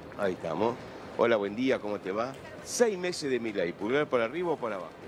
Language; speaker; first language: Spanish; native; Spanish